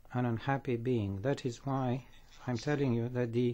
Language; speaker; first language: English; non-native, fluent; Romanian